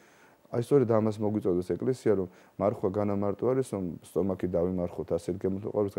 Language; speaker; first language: Georgian; native; Georgian